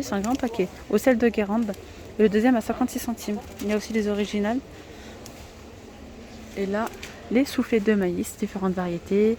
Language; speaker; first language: French; native; French